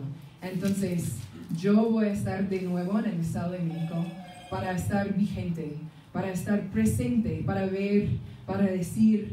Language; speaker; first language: Spanish; non-native, fluent; English